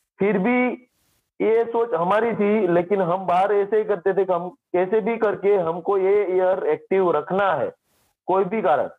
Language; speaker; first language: Hindi; non-native, local second language; Gujarati